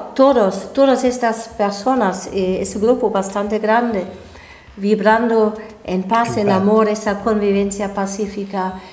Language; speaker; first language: Spanish; non-native, fluent; German